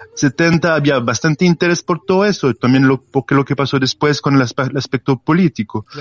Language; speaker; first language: Spanish; non-native, learner; French